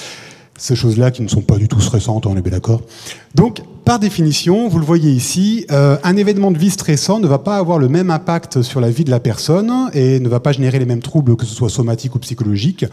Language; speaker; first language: French; native; French